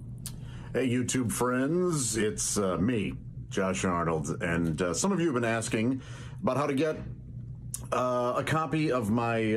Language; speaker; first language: English; native; English